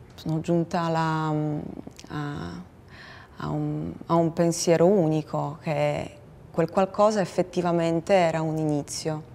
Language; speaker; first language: Italian; non-native, fluent; Polish